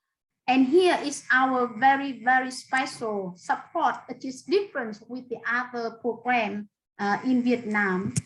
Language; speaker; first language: English; non-native, fluent; Vietnamese